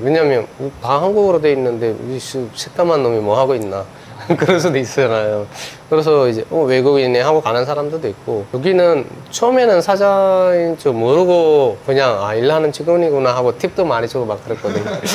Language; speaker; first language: Korean; non-native, fluent; Sinhala